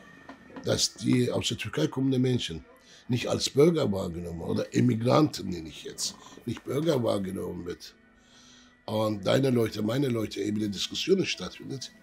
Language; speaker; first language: German; early bilingual, other home language; Turkish